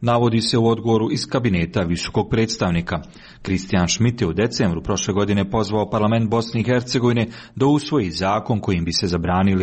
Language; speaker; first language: Serbian; native; Serbian